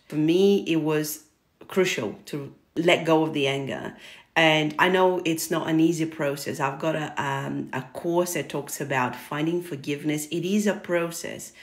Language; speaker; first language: English; non-native, fluent; Portuguese